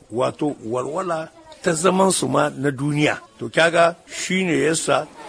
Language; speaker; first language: Hausa; native; Hausa